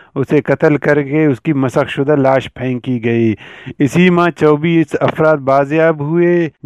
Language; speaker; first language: Urdu; non-native, local second language; Baluchi